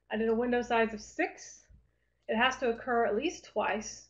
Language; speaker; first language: English; native; English